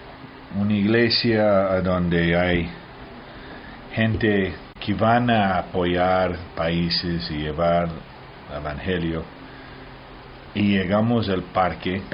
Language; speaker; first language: Spanish; early bilingual, heritage; Spanish